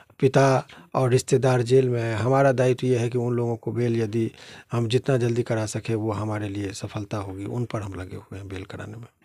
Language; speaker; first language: Hindi; native; Hindi